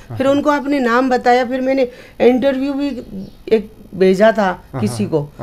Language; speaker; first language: Urdu; early bilingual, other home language; Nepali